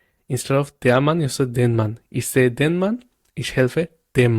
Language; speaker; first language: German; non-native, learner; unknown